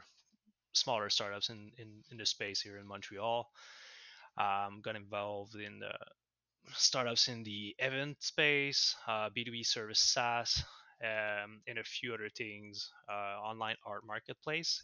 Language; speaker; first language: English; non-native, fluent; French